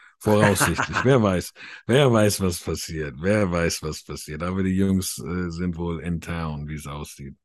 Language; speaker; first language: German; native; German